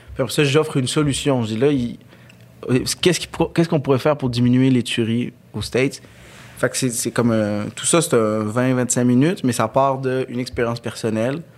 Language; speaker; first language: French; early bilingual, other home language; Arabic